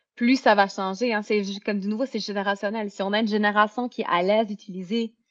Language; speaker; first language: French; native; French